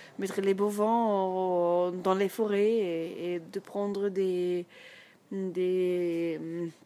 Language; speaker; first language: French; non-native, learner; German